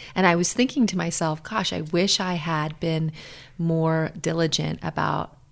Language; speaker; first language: English; native; English